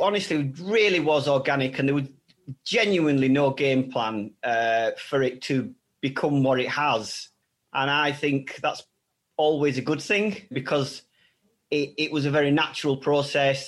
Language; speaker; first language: English; native; English